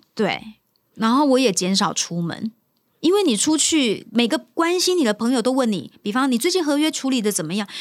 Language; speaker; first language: Chinese; non-native, local second language; Min Nan Chinese